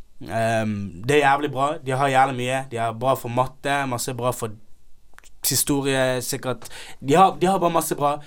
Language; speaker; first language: Norwegian; early bilingual, other home language; Somali